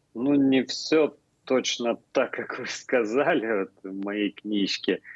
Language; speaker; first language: Russian; non-native, fluent; Lithuanian